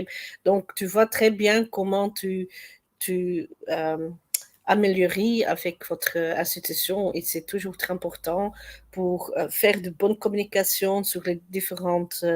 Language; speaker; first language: French; non-native, learner; Dutch